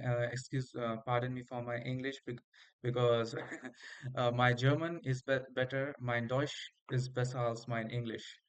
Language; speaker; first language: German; non-native, fluent; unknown